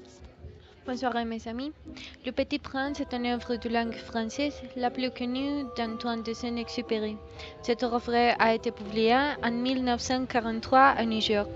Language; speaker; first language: French; non-native, learner; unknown